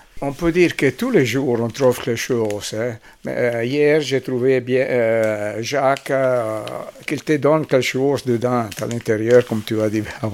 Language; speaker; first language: French; non-native, fluent; Italian